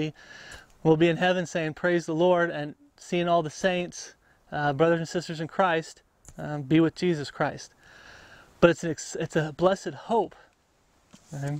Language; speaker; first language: English; native; English